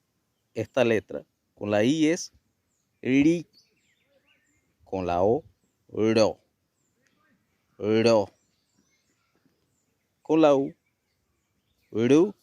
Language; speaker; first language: Spanish; non-native, local second language; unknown